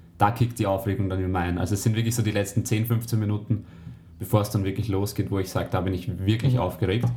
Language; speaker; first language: German; native; German